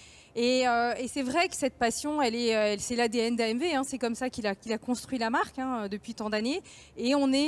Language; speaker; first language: French; native; French